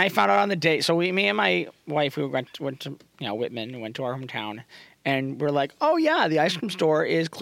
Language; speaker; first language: English; native; English